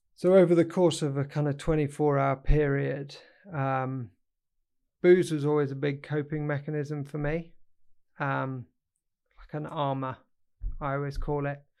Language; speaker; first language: English; native; English